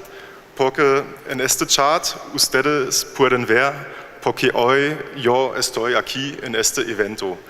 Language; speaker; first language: Spanish; non-native, fluent; German